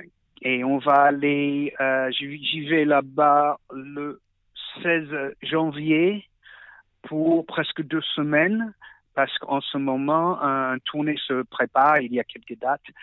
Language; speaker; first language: French; non-native, fluent; English